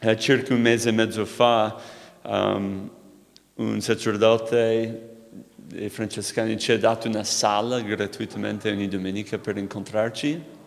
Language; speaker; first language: Italian; non-native, fluent; English